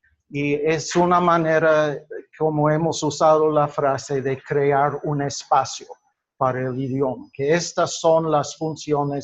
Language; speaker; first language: Spanish; non-native, fluent; English